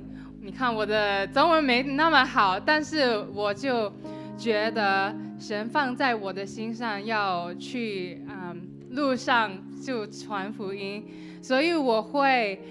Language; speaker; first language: Chinese; non-native, learner; English